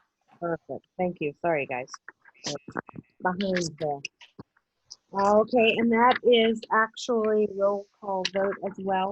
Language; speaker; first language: English; native; English